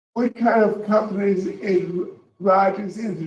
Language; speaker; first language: English; native; English